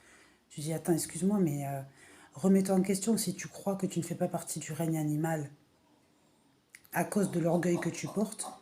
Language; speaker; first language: French; native; French